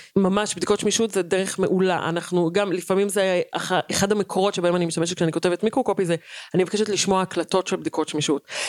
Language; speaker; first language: Hebrew; native; Hebrew